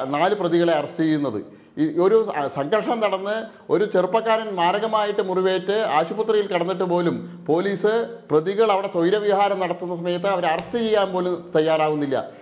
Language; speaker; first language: Malayalam; native; Malayalam